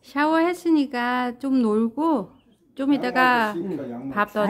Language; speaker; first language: Korean; non-native, learner; Vietnamese